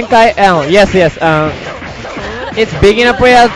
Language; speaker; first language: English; non-native, learner; Japanese